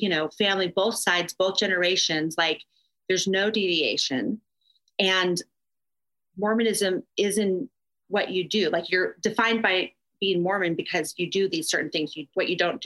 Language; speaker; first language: English; native; English